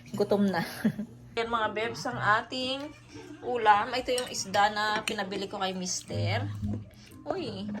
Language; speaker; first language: Filipino; native; Filipino